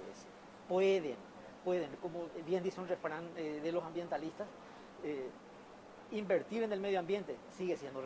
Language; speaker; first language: Spanish; native; Spanish